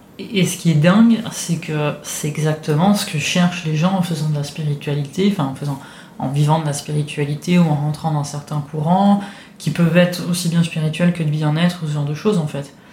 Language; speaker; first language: French; non-native, fluent; Italian